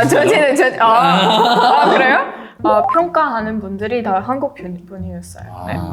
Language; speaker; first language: Korean; non-native, learner; Estonian